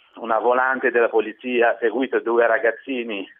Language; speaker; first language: Italian; non-native, fluent; Kabyle